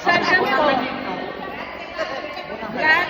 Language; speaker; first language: Italian; non-native, learner; Filipino